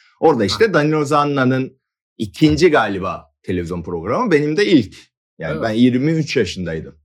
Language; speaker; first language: Turkish; non-native, fluent; Korean